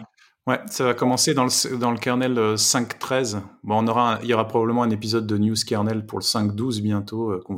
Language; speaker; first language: French; native; French